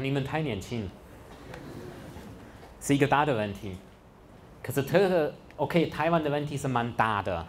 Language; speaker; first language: Chinese; non-native, fluent; German